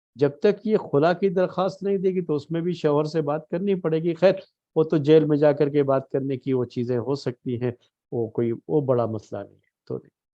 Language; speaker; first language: Urdu; native; Urdu